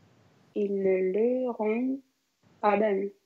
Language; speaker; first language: French; non-native, learner; Russian